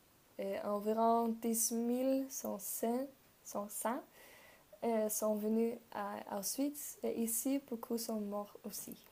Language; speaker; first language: French; non-native, learner; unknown